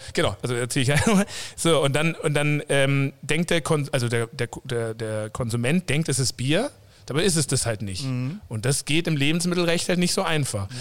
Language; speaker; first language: German; native; German